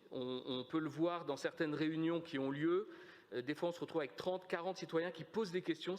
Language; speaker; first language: French; native; French